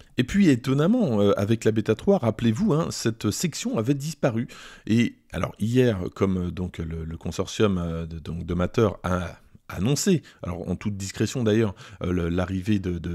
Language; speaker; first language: French; native; French